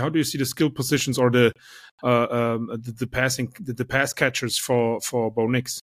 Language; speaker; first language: English; non-native, fluent; German